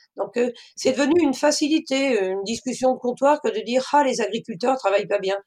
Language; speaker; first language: French; native; French